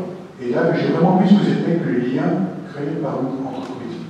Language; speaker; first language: French; native; French